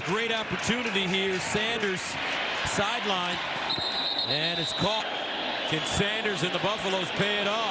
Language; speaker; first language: English; native; English